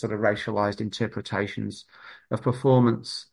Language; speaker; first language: English; native; English